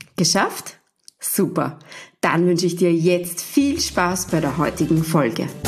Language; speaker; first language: German; native; German